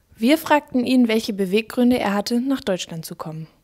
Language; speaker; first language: German; native; German